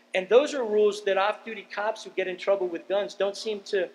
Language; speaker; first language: English; native; English